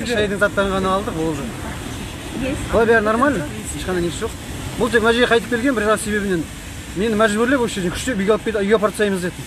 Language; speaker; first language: Kazakh; native; Kazakh